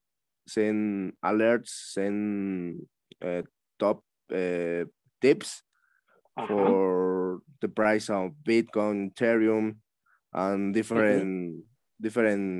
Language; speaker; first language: English; non-native, learner; Spanish